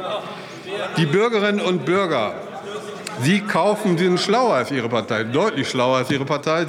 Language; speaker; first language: German; native; German